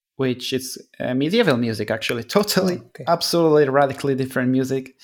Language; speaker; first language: English; non-native, fluent; Spanish